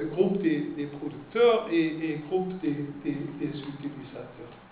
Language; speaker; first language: French; non-native, fluent; Swedish